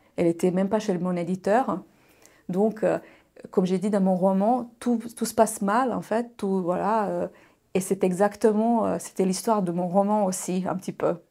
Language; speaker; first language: French; non-native, fluent; Bosnian